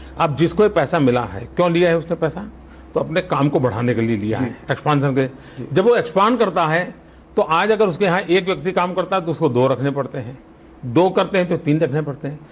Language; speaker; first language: Hindi; non-native, local second language; Gujarati